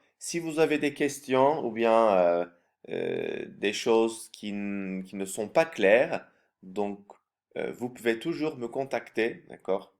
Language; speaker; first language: French; non-native, fluent; Turkish